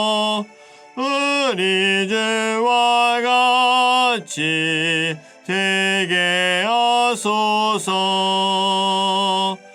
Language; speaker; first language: Korean; native; Korean